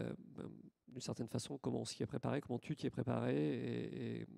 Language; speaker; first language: French; native; French